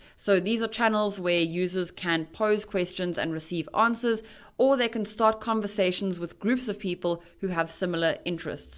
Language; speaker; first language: English; native; English